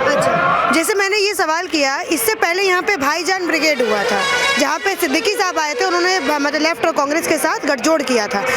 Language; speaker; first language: Hindi; native; Hindi